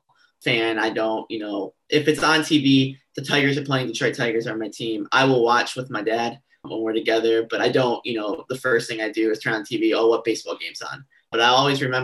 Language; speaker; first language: English; native; English